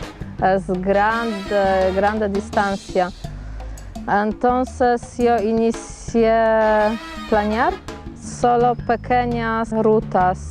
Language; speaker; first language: Spanish; non-native, learner; Polish